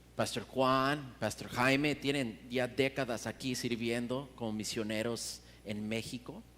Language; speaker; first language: Spanish; early bilingual, heritage; Spanish